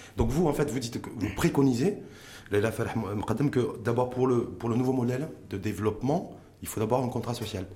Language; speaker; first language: French; non-native, local second language; Arabic